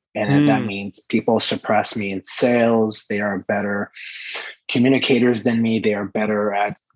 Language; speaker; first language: English; early bilingual, other home language; Persian